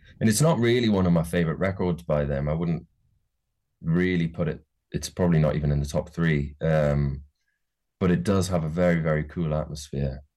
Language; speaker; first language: English; native; English